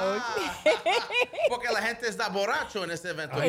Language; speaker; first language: Spanish; early bilingual, heritage; Spanish